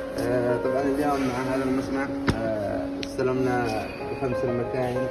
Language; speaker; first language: Arabic; native; Arabic